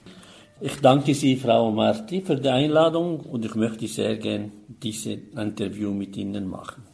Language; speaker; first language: German; non-native, fluent; Arabic